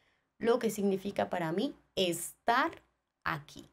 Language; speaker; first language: Spanish; non-native, fluent; French